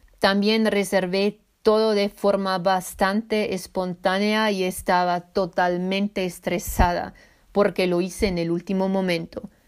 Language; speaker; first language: Spanish; non-native, fluent; Swiss German